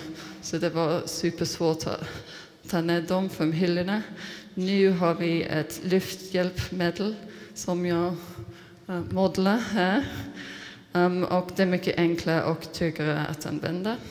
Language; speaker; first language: Swedish; non-native, fluent; English